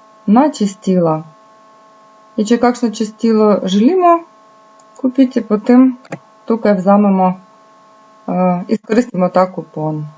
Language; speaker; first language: Slovenian; non-native, fluent; Russian